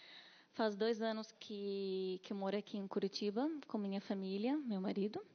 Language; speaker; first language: Portuguese; non-native, learner; Arabic